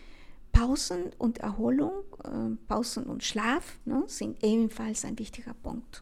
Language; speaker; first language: German; non-native, fluent; Spanish